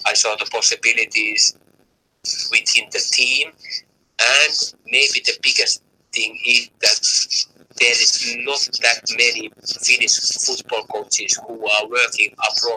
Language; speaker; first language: English; non-native, fluent; Finnish